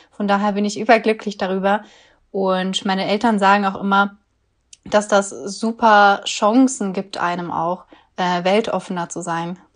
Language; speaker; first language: German; early bilingual, other home language; Russian